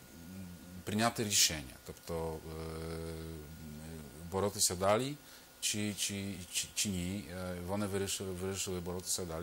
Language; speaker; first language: Ukrainian; non-native, fluent; Polish